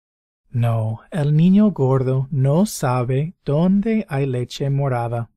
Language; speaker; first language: Spanish; non-native, fluent; English